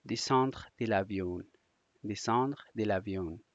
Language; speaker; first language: French; non-native, learner; Persian